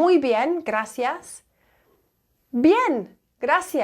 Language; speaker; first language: Spanish; non-native, fluent; English